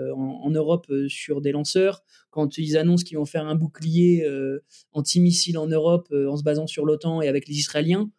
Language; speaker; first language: French; native; French